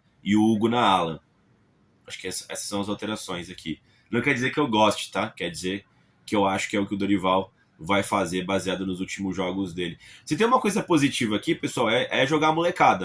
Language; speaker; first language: Portuguese; native; Portuguese